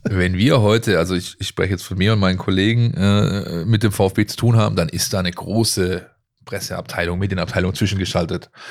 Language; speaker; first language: German; native; German